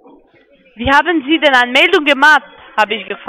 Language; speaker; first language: German; non-native, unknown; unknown